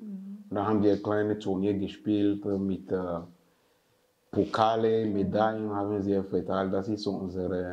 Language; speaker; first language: German; non-native, fluent; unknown